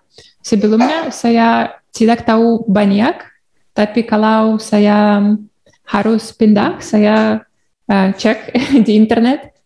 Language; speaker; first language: Indonesian; non-native, learner; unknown